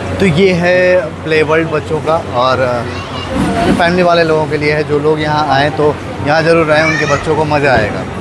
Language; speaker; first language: Hindi; native; Hindi